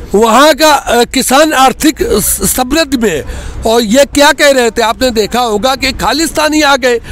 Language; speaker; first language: Hindi; native; Hindi